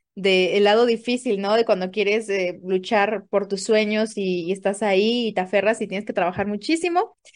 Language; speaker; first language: Spanish; native; Spanish